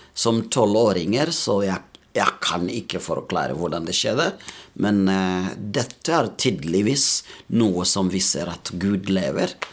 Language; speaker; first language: Norwegian; non-native, fluent; Rundi